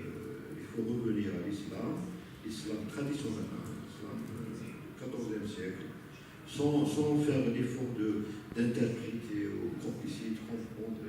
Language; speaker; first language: French; non-native, local second language; Arabic